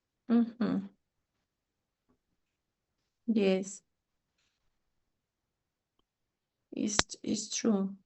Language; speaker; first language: English; non-native, learner; Spanish